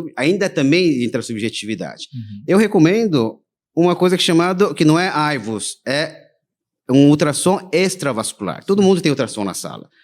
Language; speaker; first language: Portuguese; early bilingual, other home language; Korean